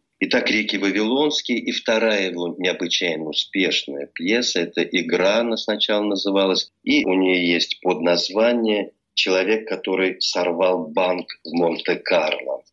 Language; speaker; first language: Russian; native; Russian